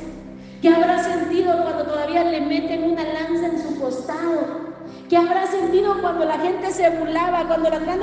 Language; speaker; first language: Spanish; native; Spanish